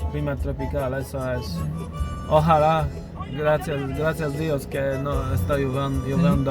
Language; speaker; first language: Spanish; non-native, learner; Polish